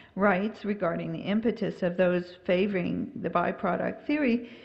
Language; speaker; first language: English; native; English